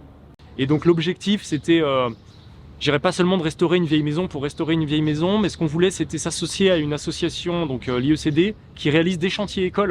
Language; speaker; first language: French; native; French